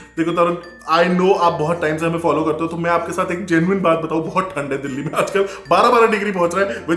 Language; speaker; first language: Hindi; native; Hindi